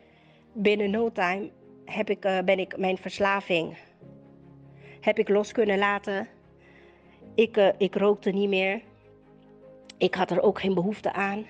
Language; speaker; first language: Dutch; native; Dutch